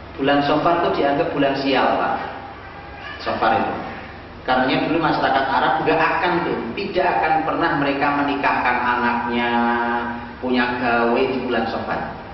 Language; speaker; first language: Indonesian; native; Indonesian